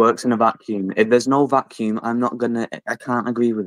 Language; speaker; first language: English; native; English